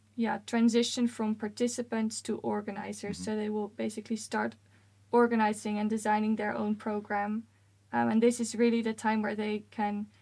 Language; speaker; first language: English; non-native, fluent; Dutch